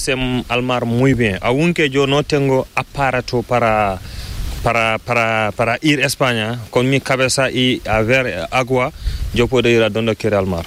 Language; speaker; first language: Spanish; non-native, learner; Fula